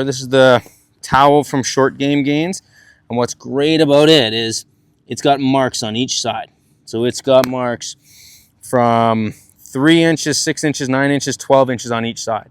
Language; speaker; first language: English; native; English